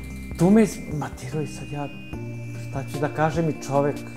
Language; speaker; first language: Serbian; early bilingual, other home language; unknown